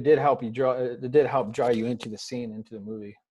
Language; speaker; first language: English; native; English